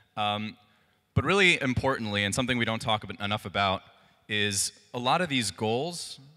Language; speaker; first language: English; native; English